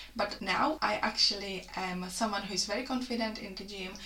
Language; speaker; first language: English; non-native, fluent; Czech